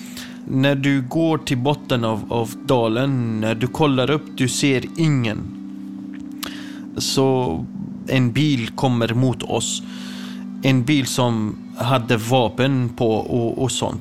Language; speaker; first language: Swedish; non-native, fluent; Kurdish